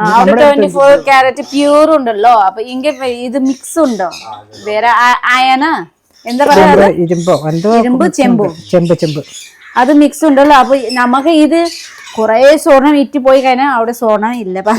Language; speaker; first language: Malayalam; non-native, fluent; Nepali